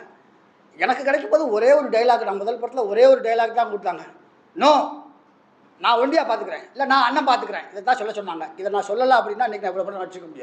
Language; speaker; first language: Tamil; native; Tamil